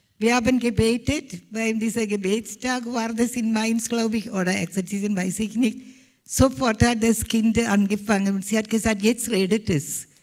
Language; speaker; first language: German; non-native, fluent; Malayalam